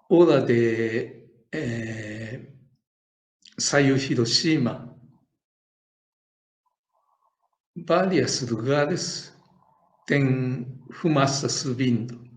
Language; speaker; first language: Portuguese; non-native, learner; Japanese